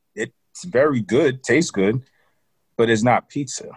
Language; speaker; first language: English; native; English